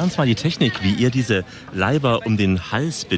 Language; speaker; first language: German; native; German